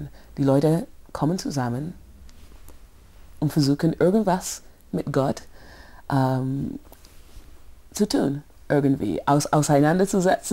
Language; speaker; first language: German; non-native, fluent; English